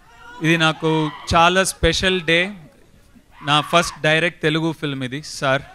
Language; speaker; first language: Telugu; non-native, learner; Tamil